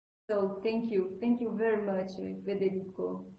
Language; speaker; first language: English; non-native, fluent; Portuguese